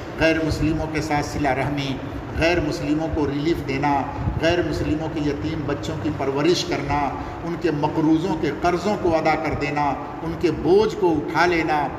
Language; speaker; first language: Urdu; non-native, local second language; Bangla